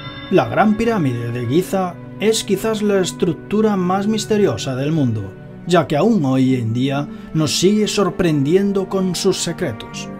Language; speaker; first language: Spanish; native; Spanish